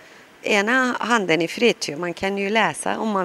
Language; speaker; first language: Swedish; non-native, local second language; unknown